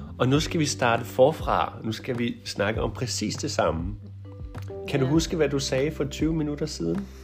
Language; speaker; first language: Danish; native; Danish